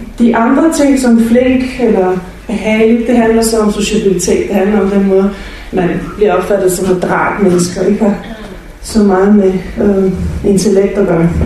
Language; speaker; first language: Danish; non-native, fluent; Bulgarian